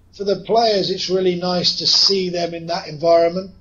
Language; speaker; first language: English; native; English